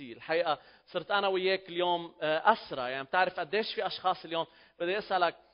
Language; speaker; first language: Arabic; native; Arabic